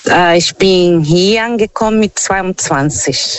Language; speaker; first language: German; non-native, fluent; Portuguese